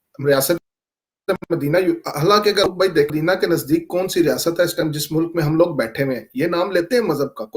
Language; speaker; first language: Urdu; non-native, local second language; Punjabi